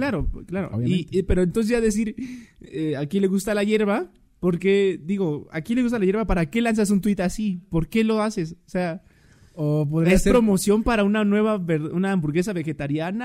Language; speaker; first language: Spanish; native; Spanish